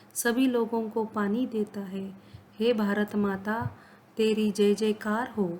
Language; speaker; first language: Hindi; non-native, local second language; Kannada